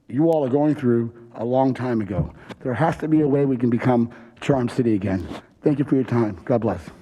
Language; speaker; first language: English; native; English